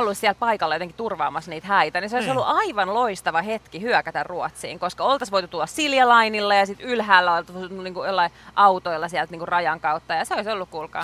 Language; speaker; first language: Finnish; native; Finnish